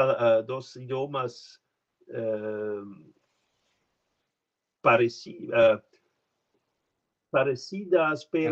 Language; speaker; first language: Spanish; non-native, learner; French